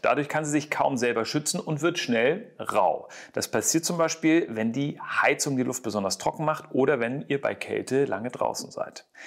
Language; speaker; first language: German; native; German